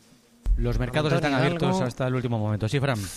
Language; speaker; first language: Spanish; native; Spanish